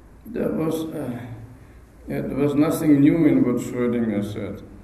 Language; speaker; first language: English; non-native, fluent; German